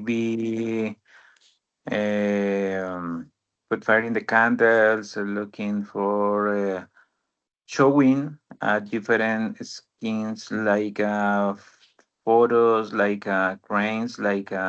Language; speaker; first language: English; non-native, learner; Spanish